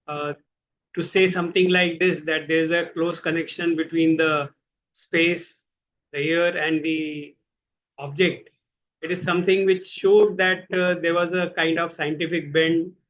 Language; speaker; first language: English; non-native, local second language; Hindi